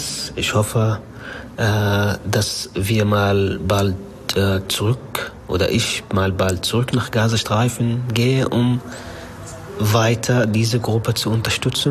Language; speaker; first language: German; non-native, learner; Arabic